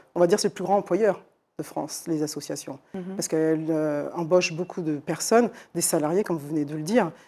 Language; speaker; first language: French; native; French